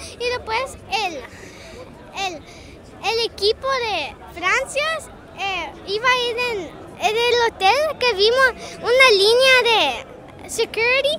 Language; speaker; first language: Spanish; early bilingual, heritage; Spanish